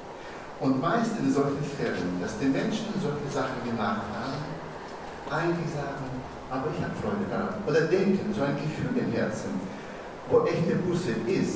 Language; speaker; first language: German; non-native, fluent; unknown